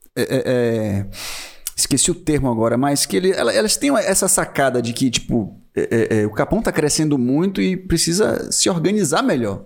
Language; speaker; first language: Portuguese; native; Portuguese